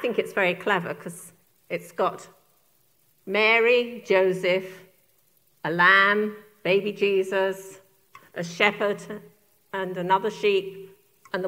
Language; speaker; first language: English; native; English